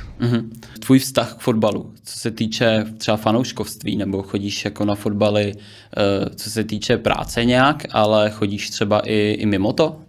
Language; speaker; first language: Czech; native; Czech